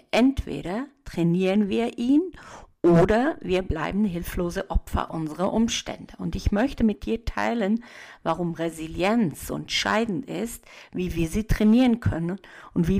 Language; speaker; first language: German; native; German